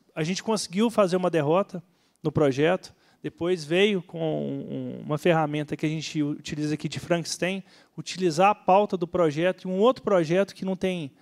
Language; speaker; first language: Portuguese; native; Portuguese